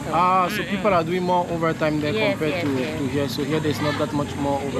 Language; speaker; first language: English; non-native, learner; French